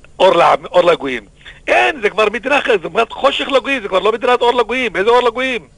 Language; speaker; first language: Hebrew; non-native, local second language; Arabic